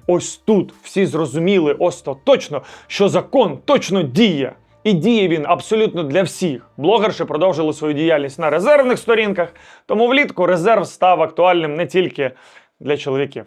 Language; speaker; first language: Ukrainian; native; Ukrainian